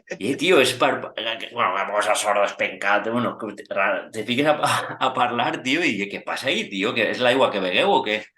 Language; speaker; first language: Catalan; native; Catalan